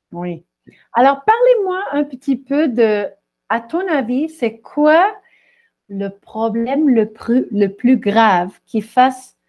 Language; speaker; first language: French; non-native, fluent; Spanish